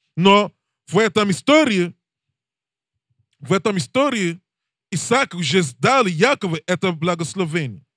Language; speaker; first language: Russian; non-native, learner; English